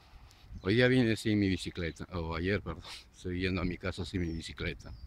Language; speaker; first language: Spanish; native; Spanish